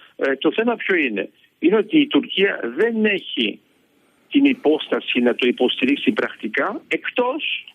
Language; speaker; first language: Greek; early bilingual, heritage; Greek